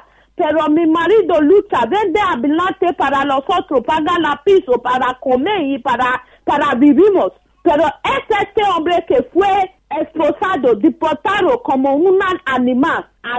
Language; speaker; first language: Spanish; non-native, learner; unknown